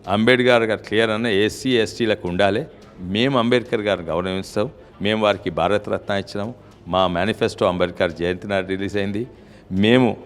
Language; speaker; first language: Telugu; native; Telugu